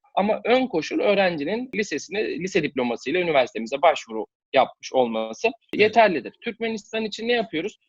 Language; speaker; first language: Turkish; native; Turkish